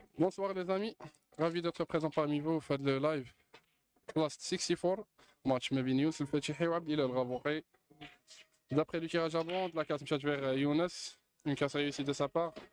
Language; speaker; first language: French; non-native, local second language; Arabic